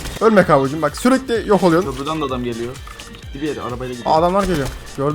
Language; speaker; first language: Turkish; native; Turkish